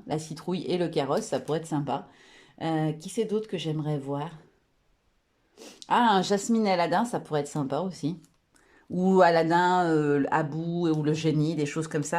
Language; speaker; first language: French; native; French